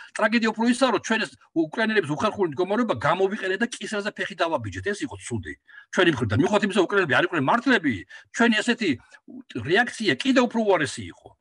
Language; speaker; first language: Georgian; native; Georgian